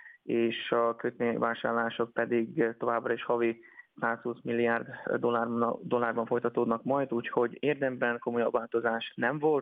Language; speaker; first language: Hungarian; native; Hungarian